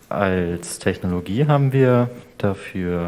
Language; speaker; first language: German; native; German